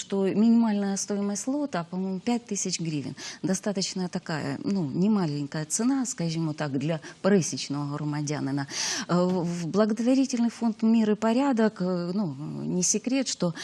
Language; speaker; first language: Russian; native; Russian